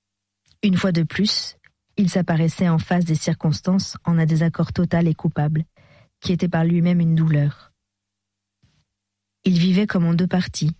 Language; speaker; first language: French; native; French